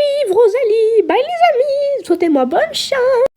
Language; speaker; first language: French; native; French